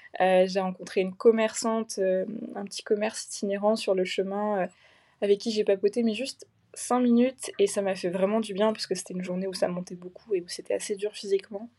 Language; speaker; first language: French; native; French